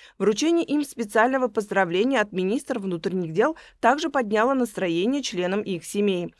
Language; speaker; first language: Russian; non-native, local second language; Uzbek